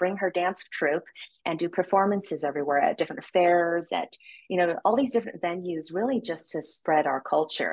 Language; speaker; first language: English; native; English